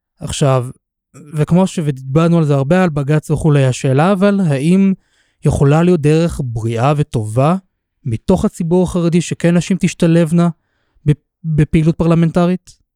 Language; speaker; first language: Hebrew; native; Hebrew